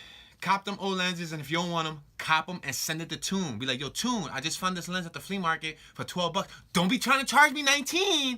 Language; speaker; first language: English; native; English